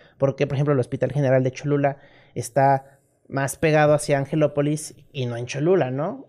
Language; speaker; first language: Spanish; native; Spanish